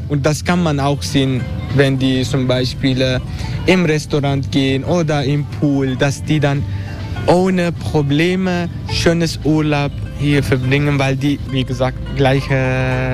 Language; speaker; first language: German; non-native, fluent; Turkish